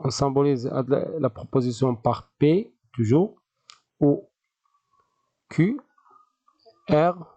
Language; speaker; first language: French; non-native, local second language; Arabic